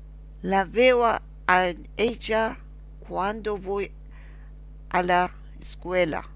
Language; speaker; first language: Spanish; non-native, fluent; Persian